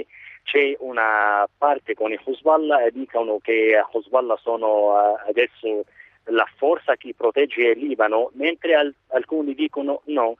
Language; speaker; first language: Italian; non-native, fluent; Arabic